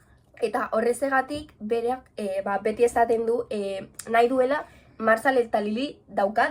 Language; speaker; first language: Basque; non-native, local second language; Spanish